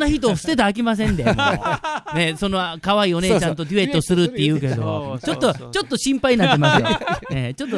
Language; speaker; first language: Japanese; native; Japanese